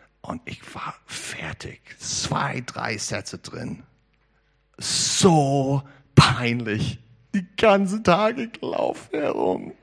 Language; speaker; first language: German; non-native, learner; English